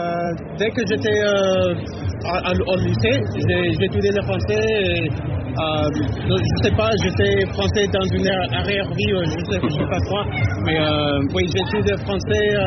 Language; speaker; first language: French; non-native, fluent; Spanish